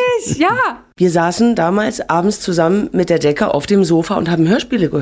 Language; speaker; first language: German; native; German